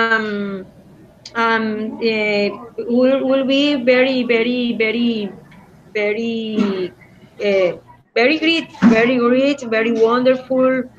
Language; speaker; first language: English; non-native, learner; Spanish